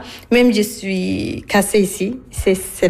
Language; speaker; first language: French; non-native, learner; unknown